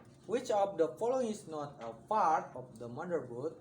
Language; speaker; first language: English; non-native, learner; Indonesian